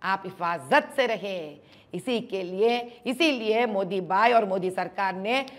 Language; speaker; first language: Hindi; non-native, local second language; Telugu